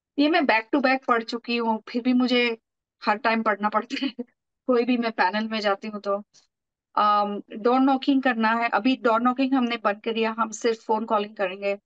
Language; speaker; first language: Hindi; non-native, local second language; Marathi